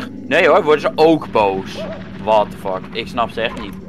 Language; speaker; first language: Dutch; native; Dutch